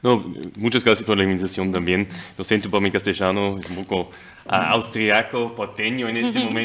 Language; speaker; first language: Spanish; non-native, fluent; German